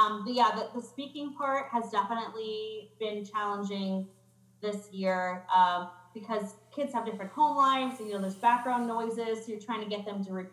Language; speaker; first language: English; native; English